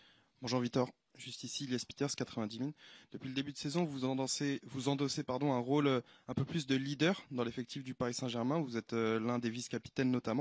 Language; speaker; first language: French; native; French